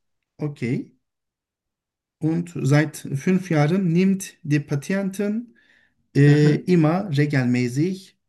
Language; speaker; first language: German; non-native, learner; Turkish